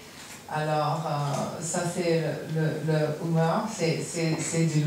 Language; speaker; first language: French; non-native, learner; English